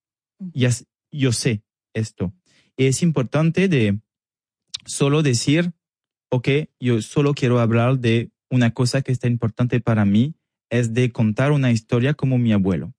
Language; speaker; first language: Spanish; non-native, learner; French